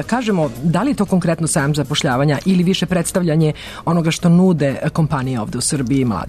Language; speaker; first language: Serbian; native; Serbian